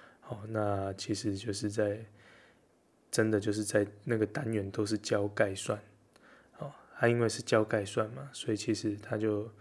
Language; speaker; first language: Chinese; native; Chinese